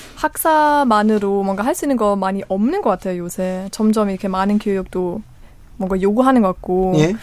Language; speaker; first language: Korean; non-native, fluent; German